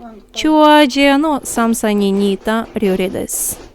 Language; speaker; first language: Japanese; non-native, fluent; Tatar